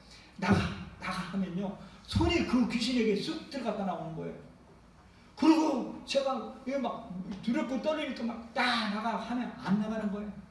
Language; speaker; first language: Korean; native; Korean